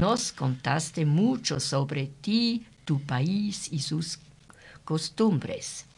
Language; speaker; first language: Spanish; non-native, learner; German